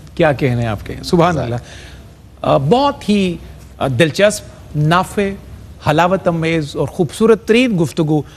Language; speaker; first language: Urdu; non-native, local second language; Punjabi